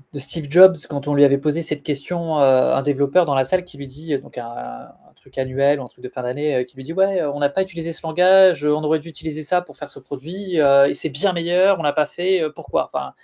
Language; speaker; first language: French; native; French